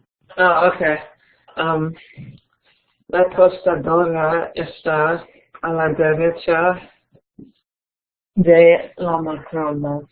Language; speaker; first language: Spanish; non-native, learner; English